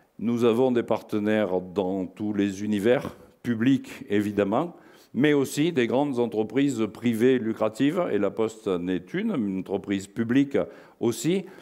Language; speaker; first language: French; native; French